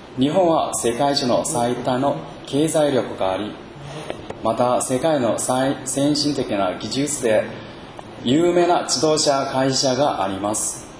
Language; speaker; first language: Japanese; non-native, fluent; Chinese